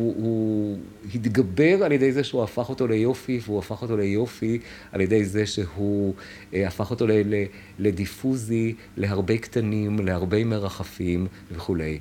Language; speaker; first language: Hebrew; native; Hebrew